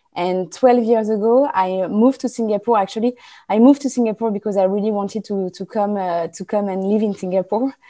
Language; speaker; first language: English; non-native, fluent; French